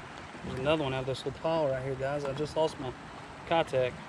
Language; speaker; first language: English; native; English